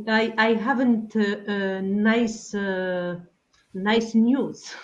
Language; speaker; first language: English; non-native, learner; French